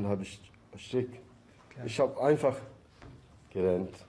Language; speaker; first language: German; non-native, learner; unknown